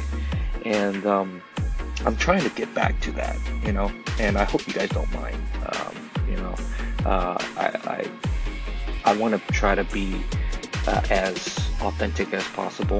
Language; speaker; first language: English; early bilingual, other home language; Chinese